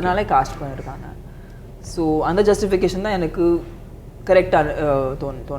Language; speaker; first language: Tamil; non-native, fluent; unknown